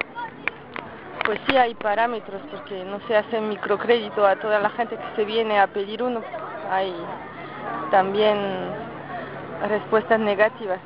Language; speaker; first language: Spanish; non-native, fluent; French